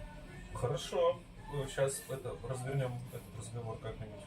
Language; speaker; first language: Russian; native; Russian